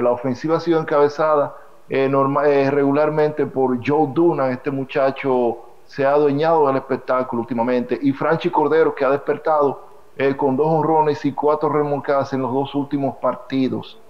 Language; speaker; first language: Spanish; native; Spanish